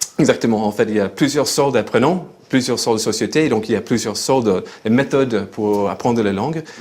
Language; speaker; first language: French; non-native, local second language; English